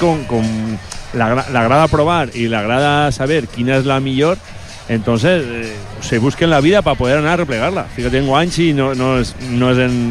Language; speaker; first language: Catalan; native; Catalan